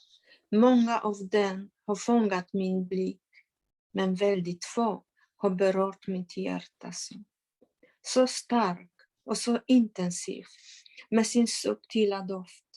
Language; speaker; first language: Swedish; non-native, fluent; Polish